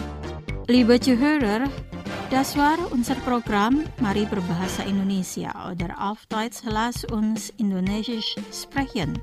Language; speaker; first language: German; non-native, fluent; Indonesian